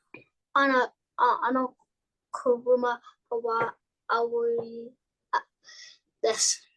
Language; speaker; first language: Japanese; non-native, learner; English